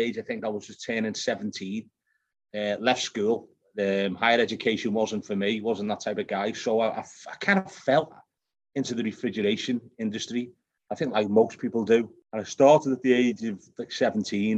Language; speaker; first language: English; native; English